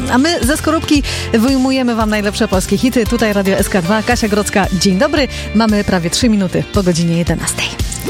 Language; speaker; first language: Polish; native; Polish